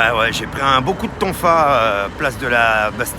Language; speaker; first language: French; native; French